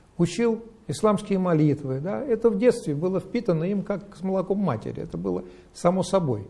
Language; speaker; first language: Russian; native; Russian